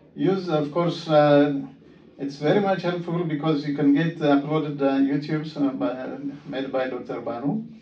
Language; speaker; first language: English; non-native, fluent; Amharic